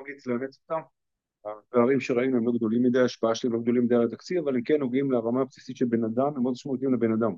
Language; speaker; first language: Hebrew; native; Hebrew